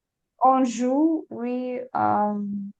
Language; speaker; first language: French; non-native, learner; Ukrainian